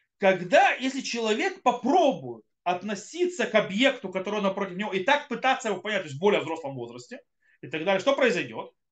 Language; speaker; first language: Russian; early bilingual, heritage; Russian